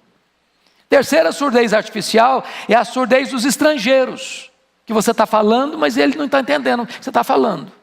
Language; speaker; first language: Portuguese; native; Portuguese